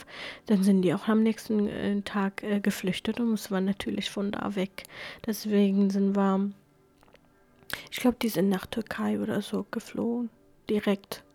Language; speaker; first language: German; non-native, fluent; Kurdish